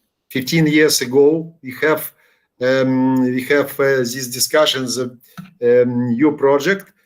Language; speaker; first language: English; non-native, learner; Ukrainian